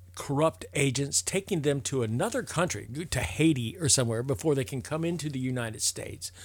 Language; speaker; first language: English; native; English